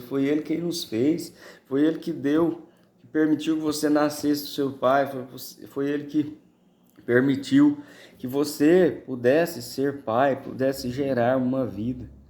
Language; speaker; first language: Portuguese; native; Portuguese